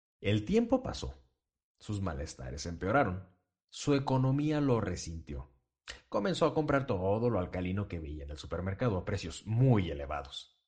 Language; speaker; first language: Spanish; native; Spanish